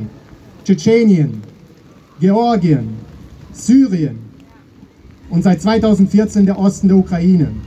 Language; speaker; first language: German; native; German